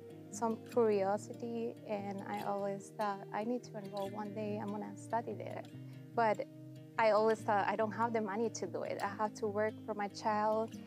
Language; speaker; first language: English; non-native, fluent; Spanish